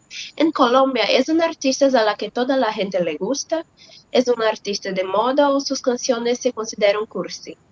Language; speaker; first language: Spanish; non-native, learner; Portuguese